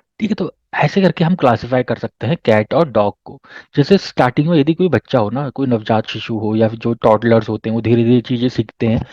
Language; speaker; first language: Hindi; native; Hindi